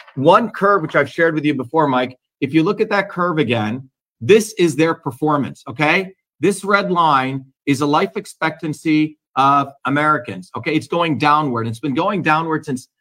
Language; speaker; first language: English; non-native, local second language; Tamil